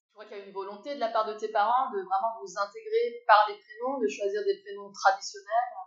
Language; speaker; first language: French; early bilingual, other home language; Cantonese